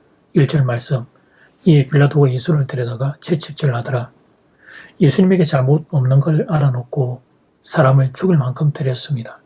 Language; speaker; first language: Korean; native; Korean